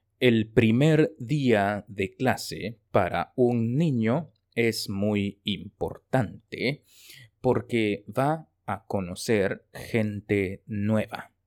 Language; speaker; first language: Spanish; non-native, fluent; Chinese